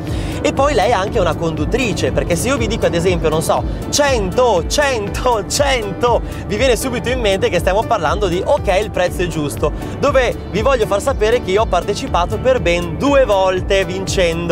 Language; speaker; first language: Italian; native; Italian